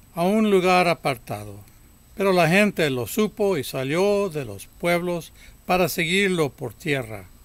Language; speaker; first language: Spanish; early bilingual, heritage; Spanish